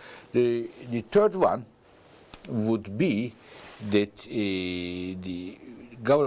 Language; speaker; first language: English; non-native, fluent; Turkish